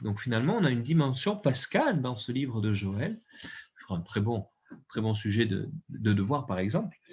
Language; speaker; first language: French; native; French